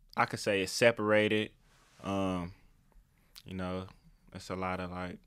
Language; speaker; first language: English; native; English